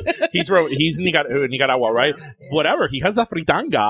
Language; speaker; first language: English; early bilingual, other home language; Spanish